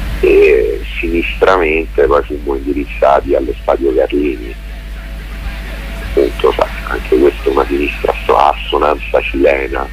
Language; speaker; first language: Italian; native; Italian